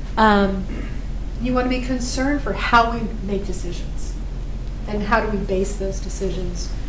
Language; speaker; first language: English; native; English